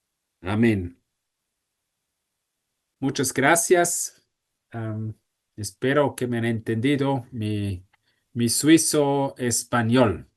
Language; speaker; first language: Spanish; non-native, fluent; German